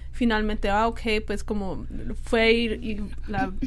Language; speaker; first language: Spanish; early bilingual, heritage; Spanish